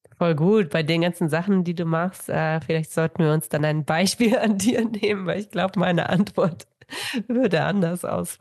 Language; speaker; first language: German; native; German